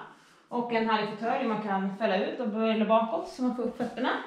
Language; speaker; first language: Swedish; native; Swedish